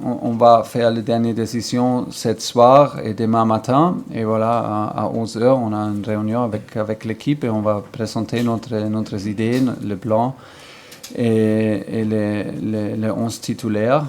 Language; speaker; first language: French; non-native, learner; German